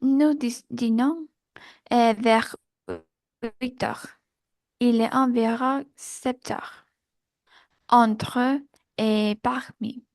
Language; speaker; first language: French; non-native, learner; Spanish